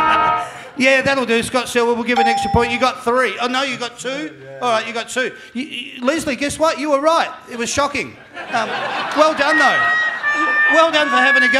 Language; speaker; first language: English; native; English